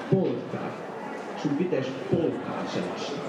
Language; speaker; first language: Finnish; non-native, fluent; Hungarian